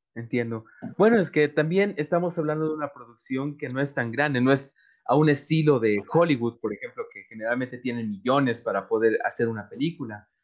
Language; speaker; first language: Spanish; native; Spanish